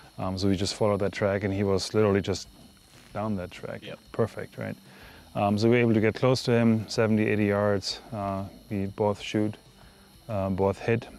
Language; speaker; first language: English; native; English